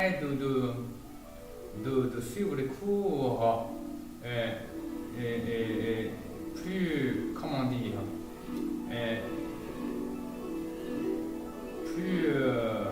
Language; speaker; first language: French; non-native, fluent; Chinese